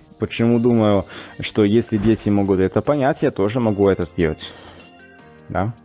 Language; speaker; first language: Russian; non-native, fluent; Italian